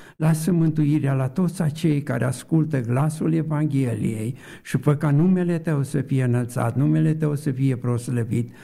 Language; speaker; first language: Romanian; native; Romanian